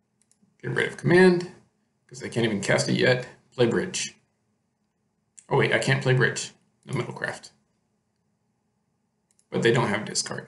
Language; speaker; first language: English; native; English